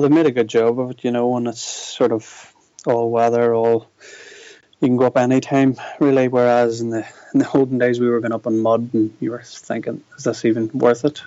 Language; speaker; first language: English; native; English